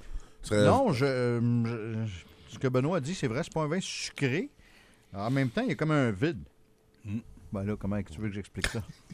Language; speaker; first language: French; native; French